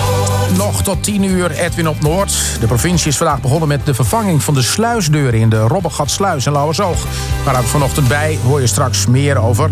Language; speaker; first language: Dutch; native; Dutch